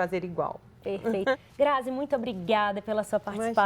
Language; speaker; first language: Portuguese; native; Portuguese